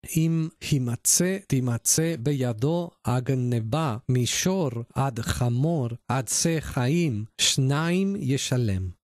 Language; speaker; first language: Hebrew; non-native, learner; Spanish